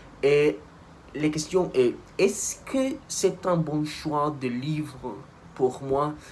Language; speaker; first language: French; non-native, learner; Spanish